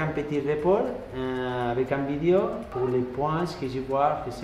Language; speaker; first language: French; non-native, learner; Spanish